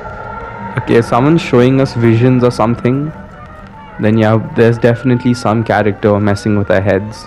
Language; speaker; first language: English; native; English